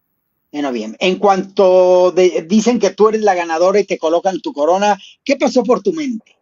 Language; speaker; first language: Spanish; native; Spanish